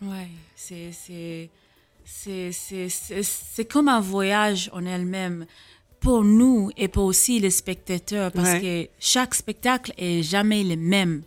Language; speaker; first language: French; non-native, fluent; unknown